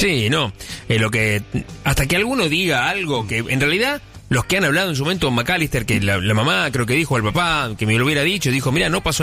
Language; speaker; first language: Spanish; native; Spanish